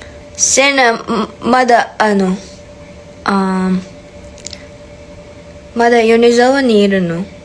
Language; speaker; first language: Japanese; non-native, learner; Filipino